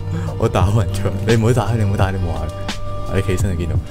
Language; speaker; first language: Chinese; native; Chinese